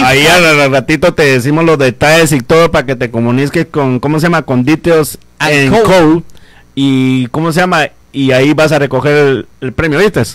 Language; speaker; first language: Spanish; native; Spanish